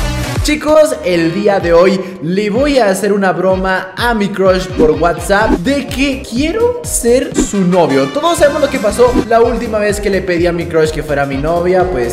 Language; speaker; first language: Spanish; native; Spanish